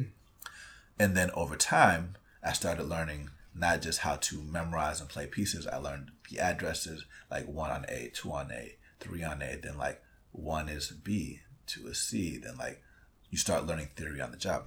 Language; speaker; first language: English; early bilingual, other home language; Spanish